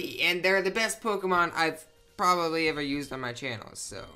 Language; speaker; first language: English; native; English